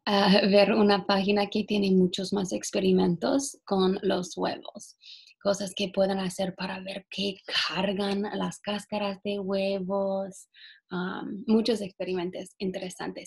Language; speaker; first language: Spanish; non-native, fluent; English